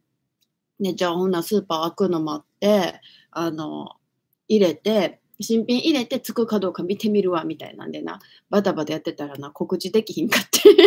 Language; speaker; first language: Japanese; native; Japanese